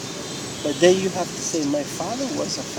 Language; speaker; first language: English; non-native, fluent; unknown